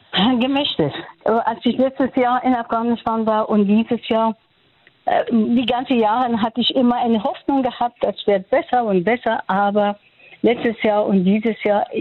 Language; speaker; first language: German; non-native, fluent; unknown